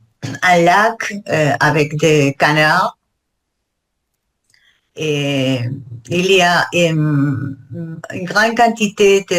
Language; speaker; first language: French; non-native, learner; Spanish